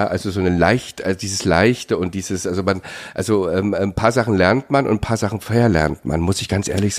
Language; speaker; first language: German; native; German